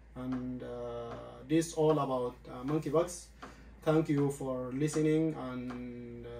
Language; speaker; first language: English; non-native, learner; Arabic